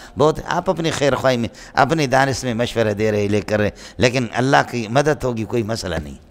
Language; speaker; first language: Urdu; non-native, local second language; Brahui